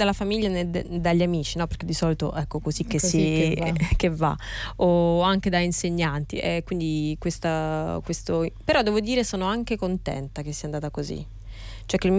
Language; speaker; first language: Italian; native; Italian